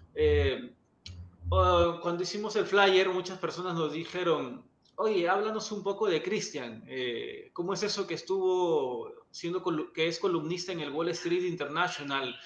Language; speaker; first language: Spanish; native; Spanish